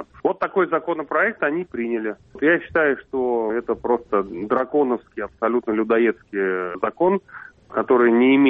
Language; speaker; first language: Russian; native; Russian